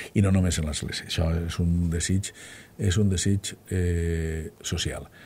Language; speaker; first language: Catalan; native; Catalan